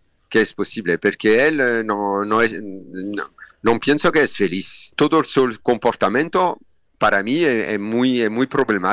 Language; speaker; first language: Spanish; non-native, learner; French